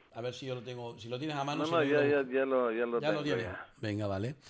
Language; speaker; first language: Spanish; native; Spanish